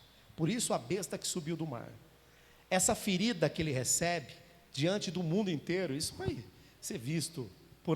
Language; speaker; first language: Portuguese; native; Portuguese